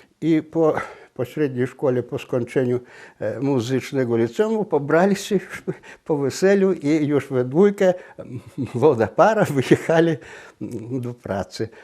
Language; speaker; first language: Polish; non-native, local second language; Belarusian